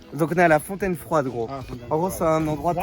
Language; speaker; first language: French; native; French